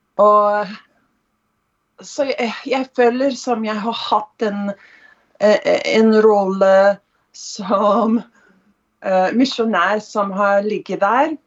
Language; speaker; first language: Norwegian; non-native, fluent; English